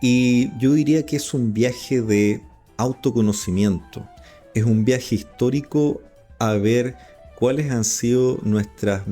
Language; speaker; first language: Spanish; native; Spanish